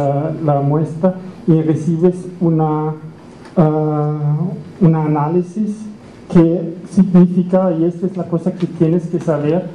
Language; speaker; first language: Spanish; non-native, fluent; German